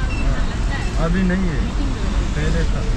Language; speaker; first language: Hindi; non-native, learner; Nepali